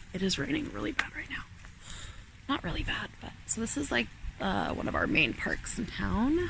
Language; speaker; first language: English; native; English